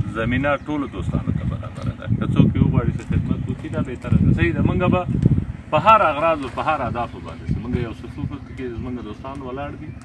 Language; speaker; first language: Pashto; native; Pashto